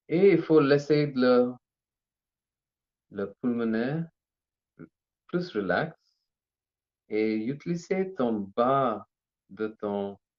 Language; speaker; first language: French; non-native, learner; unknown